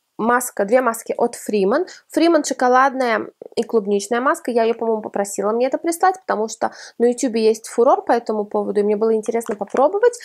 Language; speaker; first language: Russian; early bilingual, heritage; Russian